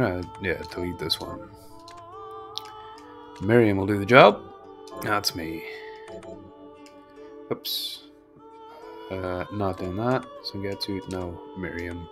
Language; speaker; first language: English; native; English